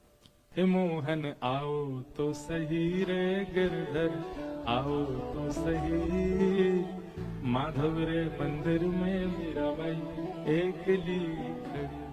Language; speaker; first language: Hindi; native; Hindi